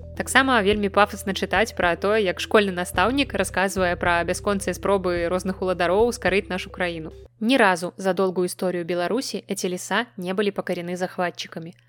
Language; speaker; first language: Belarusian; native; Belarusian